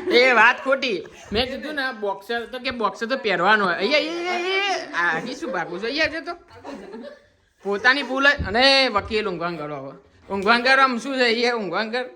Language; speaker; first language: Gujarati; native; Gujarati